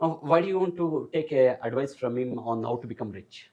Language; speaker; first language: English; non-native, local second language; Kannada